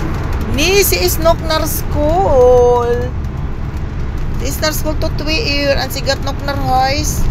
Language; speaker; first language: Dutch; non-native, learner; Filipino